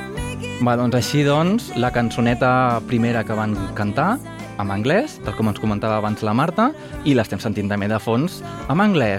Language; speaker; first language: Catalan; native; Catalan